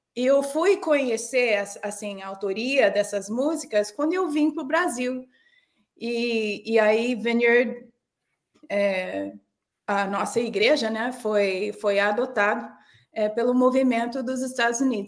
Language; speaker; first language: Portuguese; non-native, fluent; English